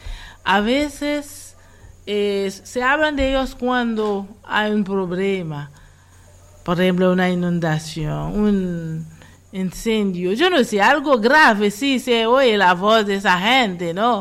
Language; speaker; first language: Spanish; non-native, fluent; Haitian Creole